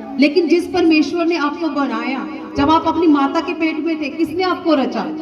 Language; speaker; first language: Hindi; non-native, local second language; Punjabi